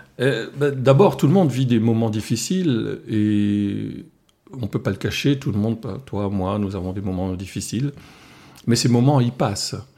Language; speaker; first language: French; non-native, local second language; Swiss German